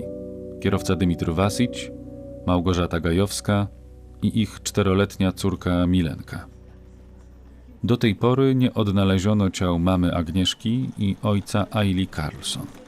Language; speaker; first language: Polish; native; Polish